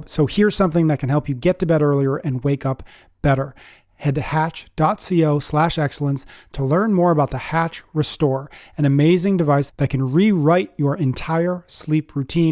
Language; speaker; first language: English; native; English